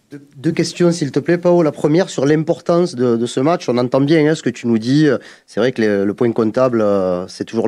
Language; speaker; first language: French; native; French